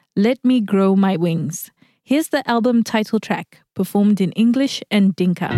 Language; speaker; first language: English; non-native, local second language; Shona